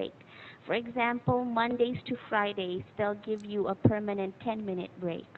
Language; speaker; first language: English; non-native, fluent; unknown